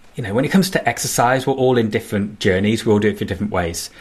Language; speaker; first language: English; native; English